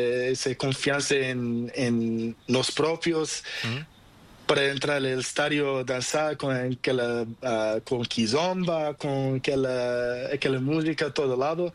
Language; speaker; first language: Spanish; non-native, learner; Portuguese